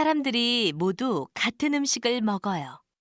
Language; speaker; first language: Korean; non-native, learner; Malay